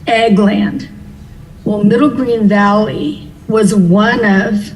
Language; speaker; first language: English; native; English